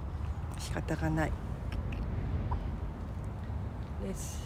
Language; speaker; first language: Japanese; non-native, fluent; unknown